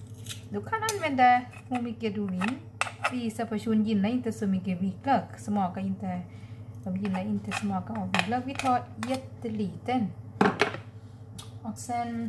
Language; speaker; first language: Swedish; non-native, learner; Thai